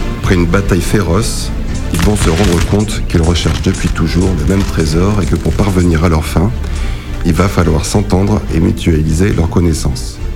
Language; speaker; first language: French; native; French